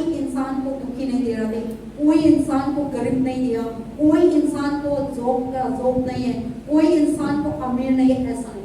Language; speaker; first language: Hindi; non-native, local second language; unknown